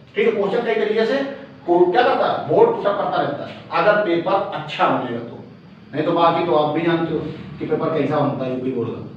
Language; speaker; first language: Hindi; native; Hindi